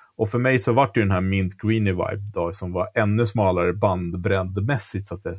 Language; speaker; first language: Swedish; native; Swedish